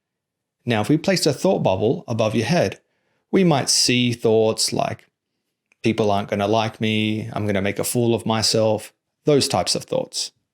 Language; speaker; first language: English; native; English